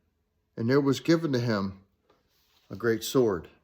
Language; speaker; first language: English; native; English